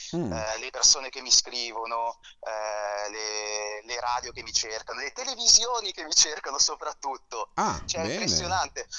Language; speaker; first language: Italian; native; Italian